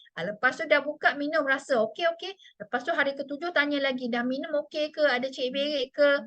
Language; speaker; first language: Malay; non-native, local second language; Chinese